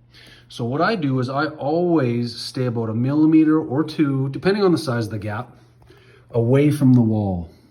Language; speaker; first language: English; native; English